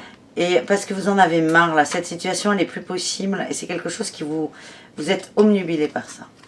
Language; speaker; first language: French; native; French